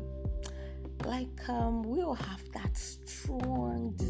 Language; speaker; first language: English; non-native, local second language; Yoruba